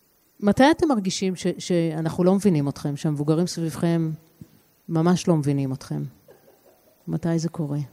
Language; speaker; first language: Hebrew; native; Hebrew